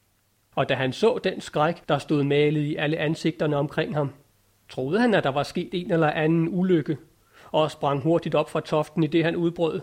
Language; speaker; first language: Danish; native; Danish